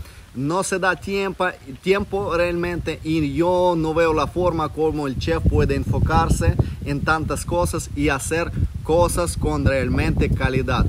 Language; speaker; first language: Spanish; non-native, fluent; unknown